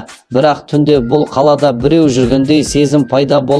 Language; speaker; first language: Kazakh; native; Kazakh